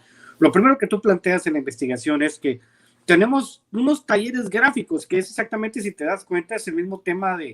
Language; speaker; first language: Spanish; native; Spanish